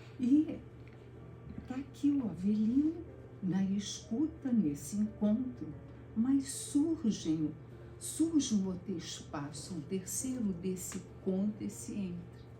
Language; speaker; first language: Portuguese; native; Portuguese